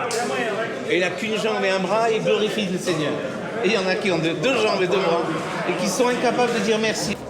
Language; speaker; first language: French; native; French